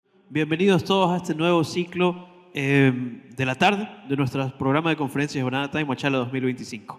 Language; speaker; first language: Spanish; native; Spanish